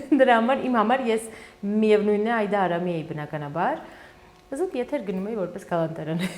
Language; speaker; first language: Armenian; early bilingual, heritage; Armenian